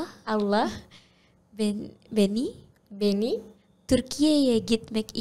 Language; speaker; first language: Turkish; non-native, learner; Indonesian